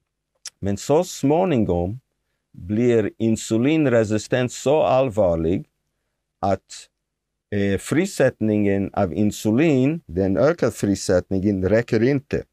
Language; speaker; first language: Swedish; non-native, fluent; Hebrew